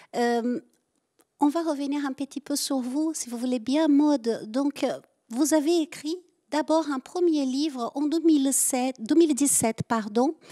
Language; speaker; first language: French; native; French